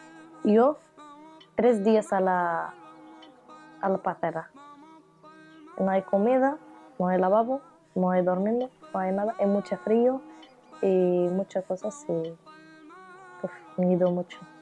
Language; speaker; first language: Spanish; non-native, learner; Arabic